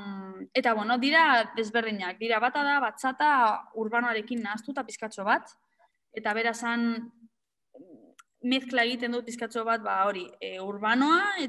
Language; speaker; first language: Basque; non-native, local second language; Spanish